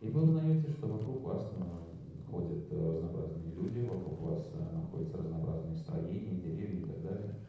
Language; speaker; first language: Russian; native; Russian